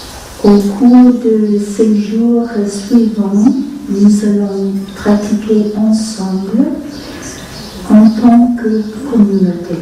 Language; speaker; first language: French; non-native, fluent; Vietnamese